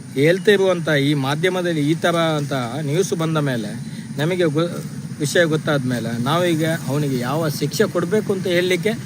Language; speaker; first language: Kannada; non-native, local second language; Tulu